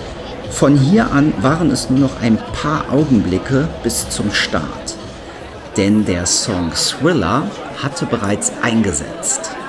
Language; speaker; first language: German; native; German